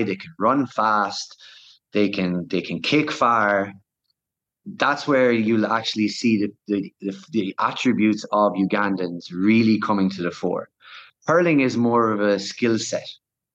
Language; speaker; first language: English; native; English